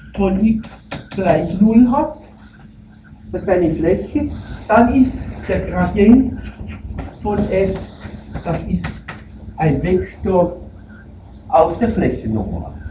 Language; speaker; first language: German; native; German